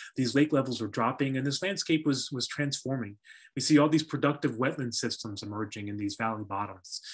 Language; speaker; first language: English; native; English